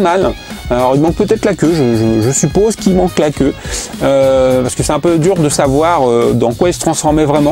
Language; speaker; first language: French; native; French